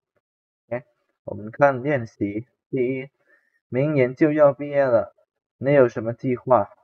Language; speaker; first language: Chinese; non-native, fluent; Indonesian